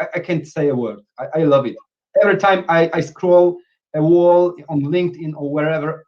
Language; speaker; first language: English; non-native, fluent; Polish